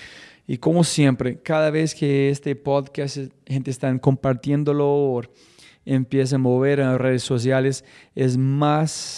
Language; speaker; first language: Spanish; non-native, fluent; English